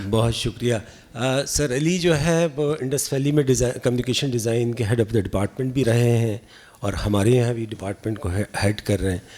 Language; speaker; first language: Urdu; native; Urdu